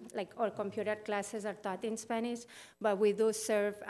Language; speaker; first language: English; non-native, fluent; Spanish